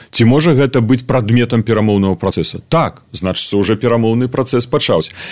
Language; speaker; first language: Belarusian; native; Belarusian